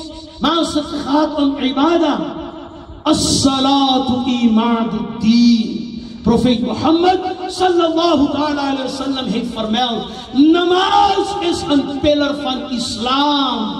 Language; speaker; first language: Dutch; non-native, local second language; Urdu